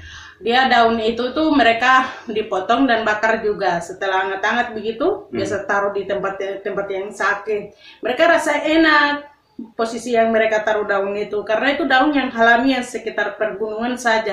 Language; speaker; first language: Indonesian; non-native, local second language; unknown